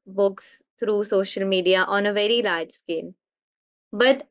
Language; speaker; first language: English; non-native, local second language; Hindi